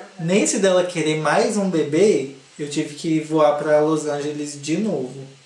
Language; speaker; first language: Portuguese; native; Portuguese